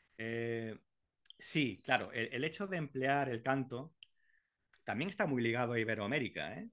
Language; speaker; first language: Spanish; native; Spanish